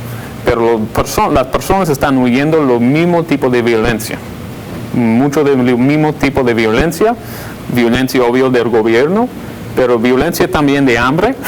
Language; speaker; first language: Spanish; non-native, fluent; English